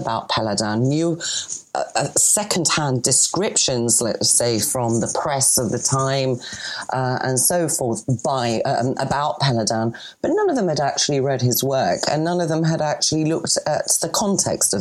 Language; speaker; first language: English; non-native, fluent; Greek